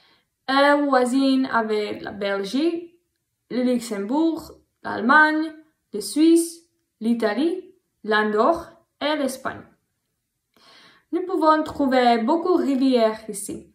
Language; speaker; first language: French; non-native, learner; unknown